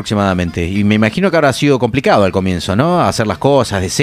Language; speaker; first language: Spanish; native; Spanish